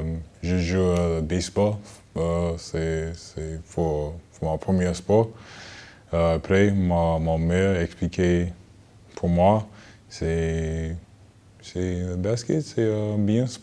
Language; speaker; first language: French; non-native, learner; English